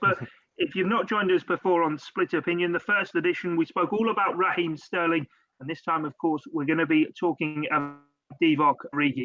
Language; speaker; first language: English; native; English